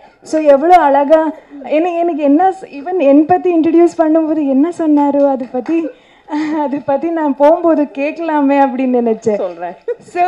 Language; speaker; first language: Tamil; non-native, learner; Kannada